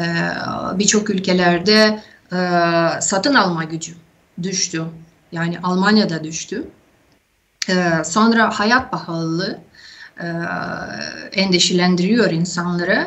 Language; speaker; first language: Turkish; non-native, fluent; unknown